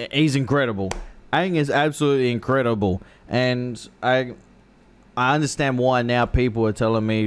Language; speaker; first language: English; native; English